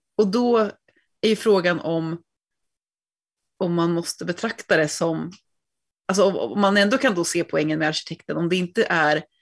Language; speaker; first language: Swedish; native; Swedish